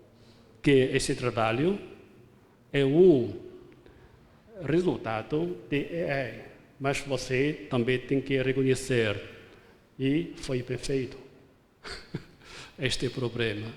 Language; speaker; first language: Portuguese; non-native, fluent; Chinese